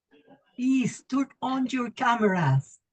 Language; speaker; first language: English; non-native, learner; Spanish